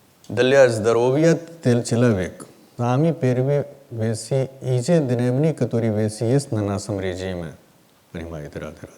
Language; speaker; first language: Russian; non-native, learner; Hindi